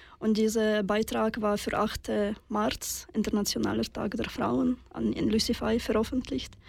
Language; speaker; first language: German; non-native, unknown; Russian